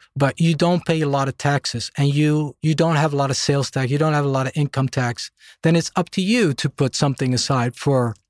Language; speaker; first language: English; non-native, fluent; Dutch